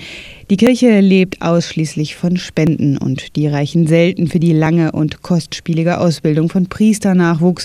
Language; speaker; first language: German; native; German